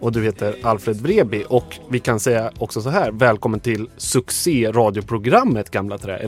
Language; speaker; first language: Swedish; native; Swedish